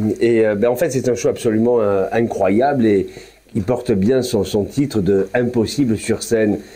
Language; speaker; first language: French; native; French